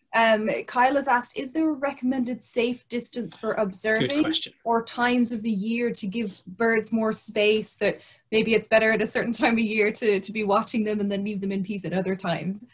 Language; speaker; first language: English; native; English